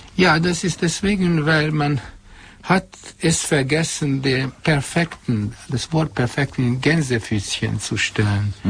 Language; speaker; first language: German; non-native, fluent; Hungarian